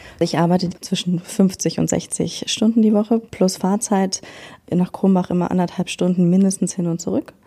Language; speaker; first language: German; native; German